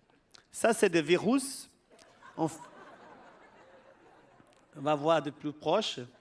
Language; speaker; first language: French; non-native, fluent; Portuguese